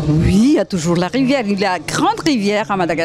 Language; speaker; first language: French; non-native, local second language; Malagasy